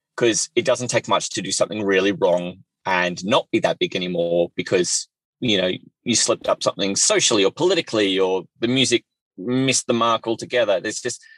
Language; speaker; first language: English; native; English